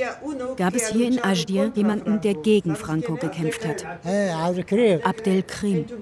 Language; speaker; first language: German; native; German